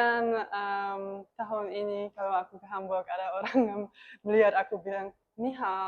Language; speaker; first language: Indonesian; non-native, learner; German